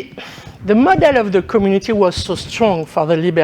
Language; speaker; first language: English; non-native, learner; French